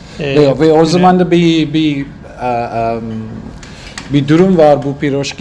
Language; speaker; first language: Turkish; non-native, learner; Russian